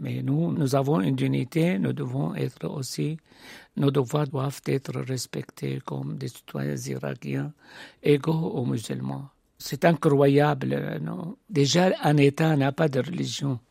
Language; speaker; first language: French; non-native, fluent; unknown